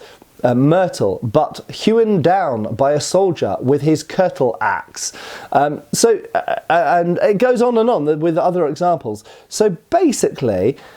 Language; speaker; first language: English; native; English